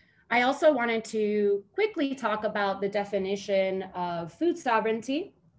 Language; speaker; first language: English; early bilingual, other home language; Spanish